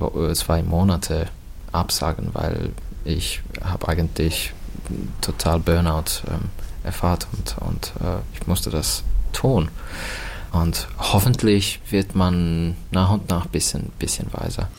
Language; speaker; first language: German; non-native, fluent; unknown